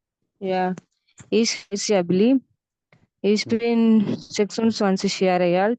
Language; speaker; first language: German; non-native, learner; Malayalam